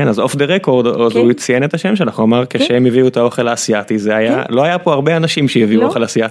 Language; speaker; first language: Hebrew; native; Hebrew